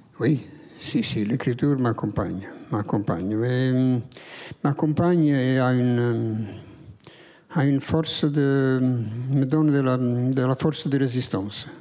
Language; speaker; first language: French; non-native, fluent; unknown